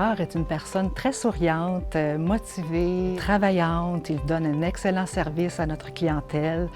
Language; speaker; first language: French; native; French